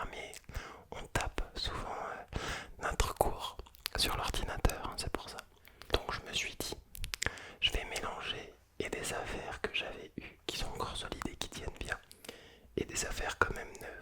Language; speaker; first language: French; native; French